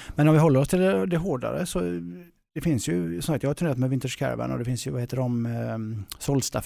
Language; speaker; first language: Swedish; native; Swedish